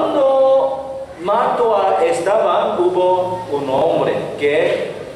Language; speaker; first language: Spanish; non-native, learner; Korean